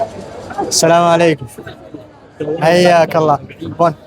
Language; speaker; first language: Arabic; non-native, learner; Khmer